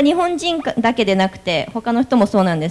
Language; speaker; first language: Japanese; native; Japanese